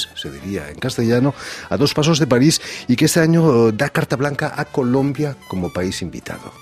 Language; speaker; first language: Spanish; native; Spanish